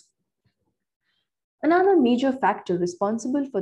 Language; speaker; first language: English; non-native, local second language; Bangla